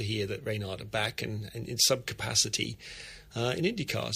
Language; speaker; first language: English; native; English